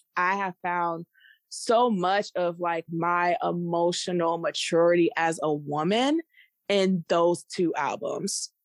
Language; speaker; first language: English; native; English